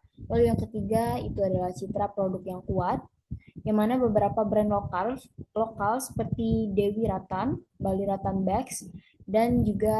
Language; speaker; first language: Indonesian; native; Indonesian